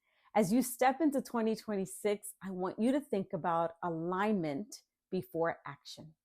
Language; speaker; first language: English; native; English